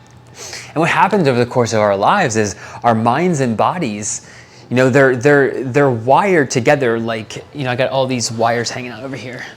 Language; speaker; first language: English; native; English